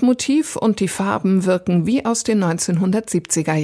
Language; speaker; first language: German; native; German